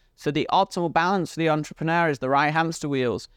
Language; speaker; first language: English; native; English